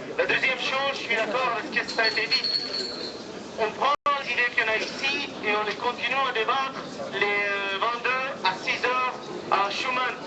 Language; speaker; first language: French; non-native, fluent; Spanish